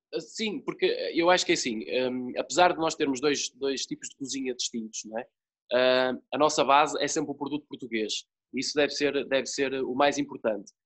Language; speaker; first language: Portuguese; native; Portuguese